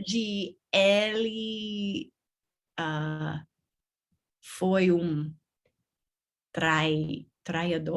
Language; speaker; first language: Portuguese; non-native, learner; English